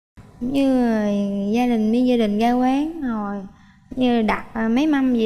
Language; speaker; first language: Vietnamese; native; Vietnamese